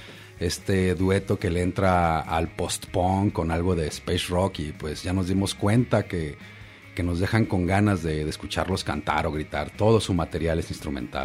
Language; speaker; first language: Spanish; native; Spanish